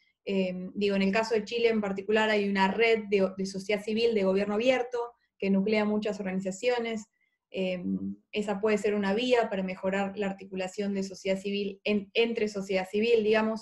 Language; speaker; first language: Spanish; native; Spanish